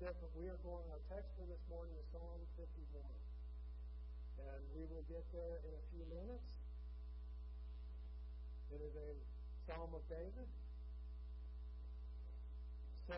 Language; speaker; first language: English; native; English